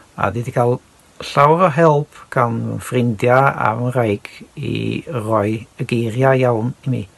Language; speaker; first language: Welsh; non-native, fluent; Dutch